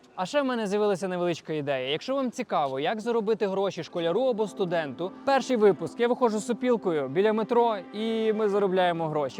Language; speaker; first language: Ukrainian; native; Ukrainian